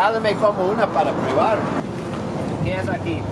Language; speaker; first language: Spanish; non-native, learner; English